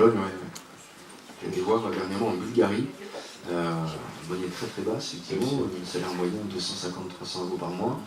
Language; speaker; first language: French; native; French